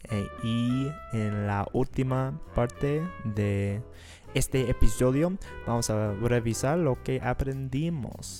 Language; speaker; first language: Spanish; non-native, fluent; English